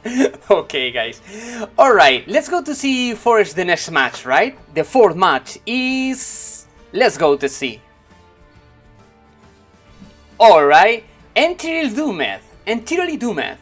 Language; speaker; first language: English; non-native, learner; Spanish